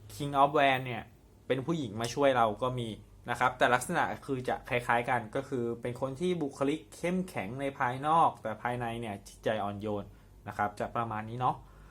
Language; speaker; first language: Thai; native; Thai